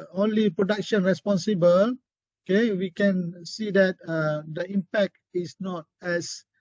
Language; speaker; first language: English; non-native, local second language; Malay